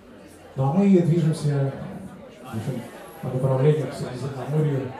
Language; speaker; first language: Russian; native; Russian